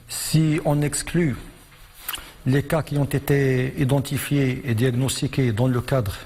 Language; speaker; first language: French; non-native, local second language; Arabic